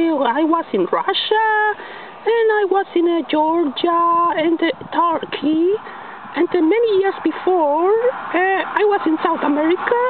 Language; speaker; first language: English; non-native, learner; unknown